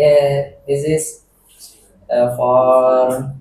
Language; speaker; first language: English; non-native, learner; Indonesian